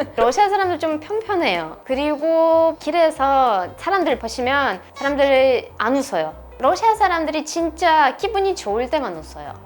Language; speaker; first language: Korean; non-native, fluent; Russian